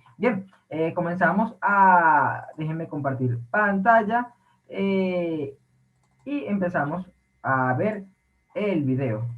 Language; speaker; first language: Spanish; native; Spanish